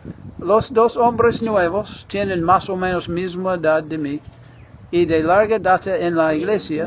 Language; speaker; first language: Spanish; non-native, fluent; English